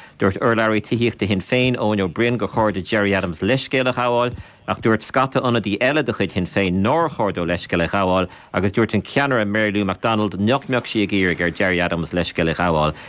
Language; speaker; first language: Irish; native; Irish